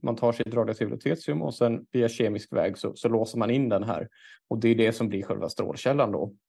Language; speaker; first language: Swedish; native; Swedish